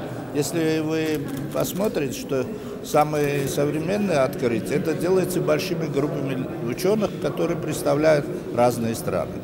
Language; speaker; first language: Russian; non-native, fluent; Armenian